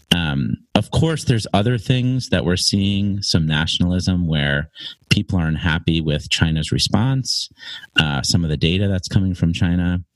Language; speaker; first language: English; native; English